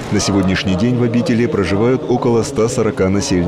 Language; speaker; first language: Russian; native; Russian